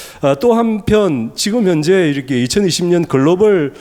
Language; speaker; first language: Korean; native; Korean